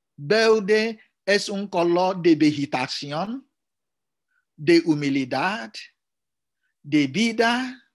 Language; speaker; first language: Spanish; non-native, fluent; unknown